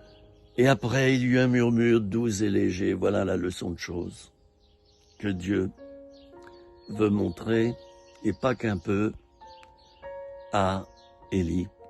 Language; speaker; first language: French; native; French